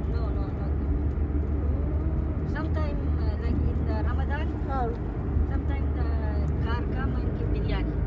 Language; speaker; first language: English; non-native, learner; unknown